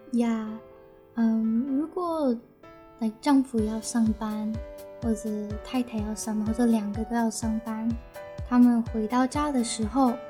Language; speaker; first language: Chinese; early bilingual, heritage; Chinese